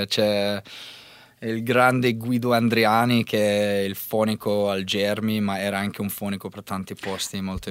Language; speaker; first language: Italian; non-native, learner; English